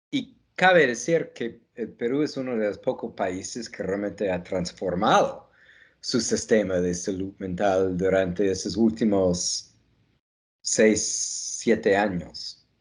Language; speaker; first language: Spanish; non-native, fluent; English